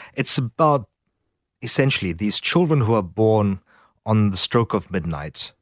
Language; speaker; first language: English; native; English